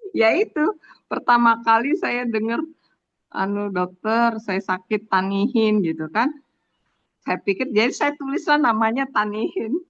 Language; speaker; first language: Indonesian; native; Indonesian